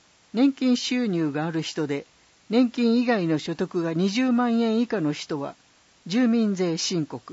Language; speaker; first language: Japanese; native; Japanese